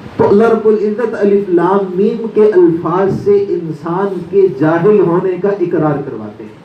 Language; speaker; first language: Urdu; non-native, local second language; Punjabi